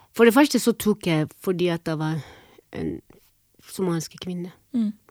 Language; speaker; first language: Norwegian; non-native, fluent; Somali